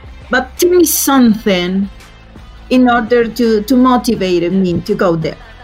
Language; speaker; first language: English; non-native, fluent; Spanish